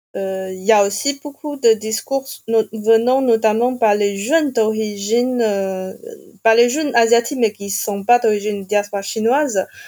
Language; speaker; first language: French; non-native, fluent; Chinese